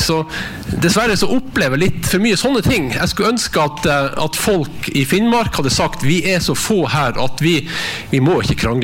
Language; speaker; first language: Norwegian; native; Norwegian